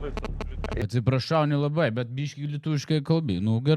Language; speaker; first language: Lithuanian; native; Lithuanian